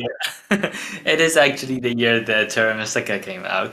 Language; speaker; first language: English; non-native, fluent; Chinese